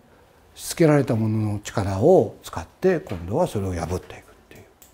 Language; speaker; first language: Japanese; native; Japanese